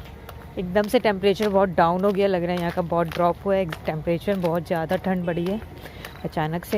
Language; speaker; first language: Hindi; native; Hindi